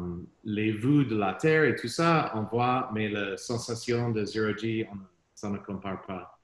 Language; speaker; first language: French; non-native, learner; English